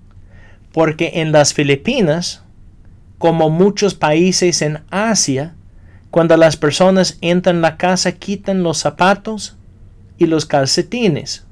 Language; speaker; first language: Spanish; non-native, fluent; English